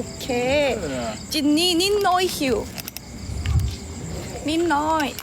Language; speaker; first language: Thai; non-native, learner; Korean